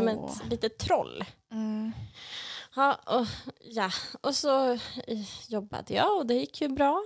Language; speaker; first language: Swedish; native; Swedish